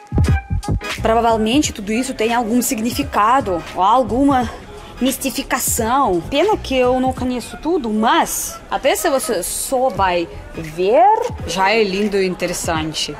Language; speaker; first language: Portuguese; non-native, fluent; Russian